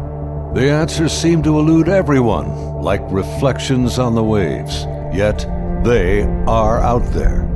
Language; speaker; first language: English; native; English